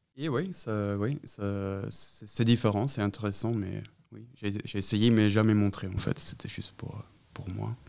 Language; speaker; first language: French; non-native, fluent; German